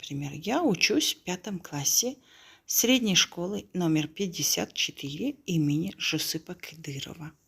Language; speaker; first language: Russian; non-native, local second language; Kazakh